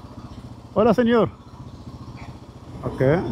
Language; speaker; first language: Spanish; non-native, learner; Urdu